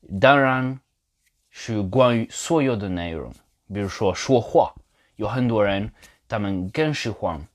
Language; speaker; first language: Chinese; non-native, fluent; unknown